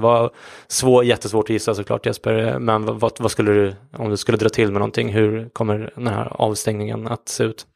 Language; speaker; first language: Swedish; native; Swedish